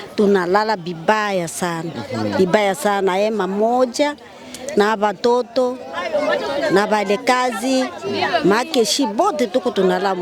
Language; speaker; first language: Swahili; native; Swahili